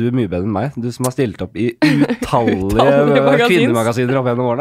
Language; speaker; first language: Norwegian; native; Norwegian